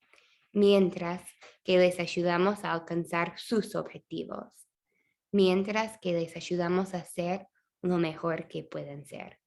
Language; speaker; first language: Spanish; non-native, fluent; English